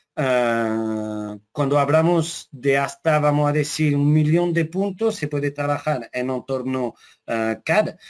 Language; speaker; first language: Spanish; non-native, fluent; French